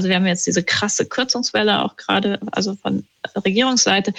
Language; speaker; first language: German; native; German